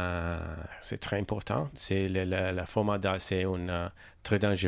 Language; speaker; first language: French; non-native, learner; Italian